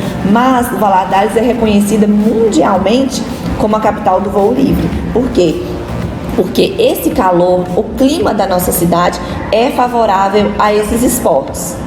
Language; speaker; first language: Portuguese; native; Portuguese